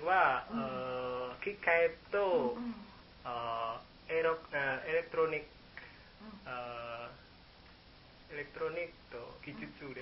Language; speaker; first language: Japanese; non-native, learner; Indonesian